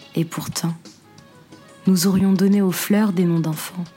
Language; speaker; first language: French; non-native, local second language; Arabic